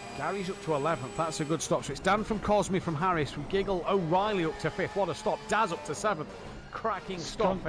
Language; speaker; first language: English; native; English